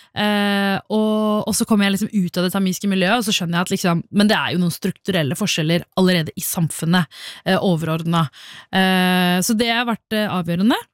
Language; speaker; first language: Norwegian; early bilingual, other home language; Tamil